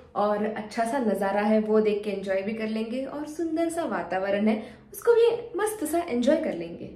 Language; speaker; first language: Hindi; non-native, local second language; Tulu